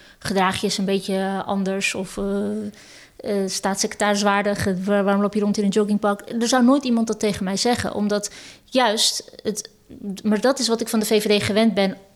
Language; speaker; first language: Dutch; early bilingual, other home language; Turkish